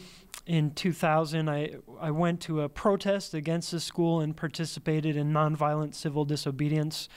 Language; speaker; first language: English; native; English